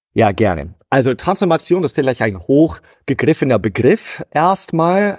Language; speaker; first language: German; non-native, fluent; English